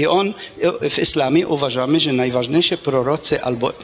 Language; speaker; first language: Polish; non-native, fluent; Arabic